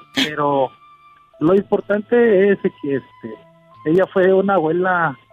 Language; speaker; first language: Spanish; native; Spanish